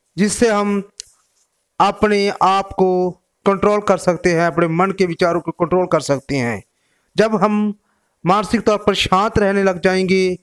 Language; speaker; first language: Hindi; non-native, local second language; Punjabi